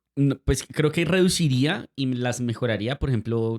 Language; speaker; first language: Spanish; native; Spanish